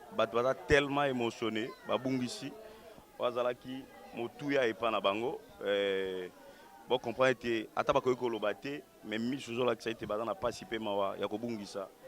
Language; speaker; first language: Lingala; native; Lingala